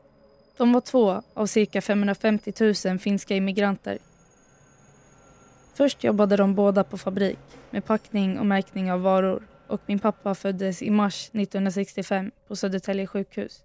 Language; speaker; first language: Swedish; early bilingual, heritage; Finnish